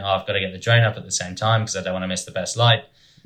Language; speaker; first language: English; native; English